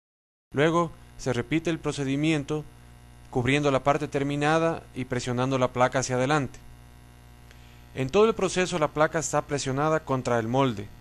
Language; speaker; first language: Spanish; native; Spanish